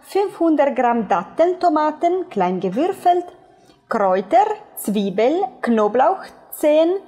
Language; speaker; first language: German; non-native, fluent; Italian